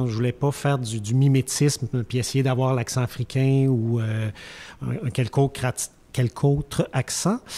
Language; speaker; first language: French; native; French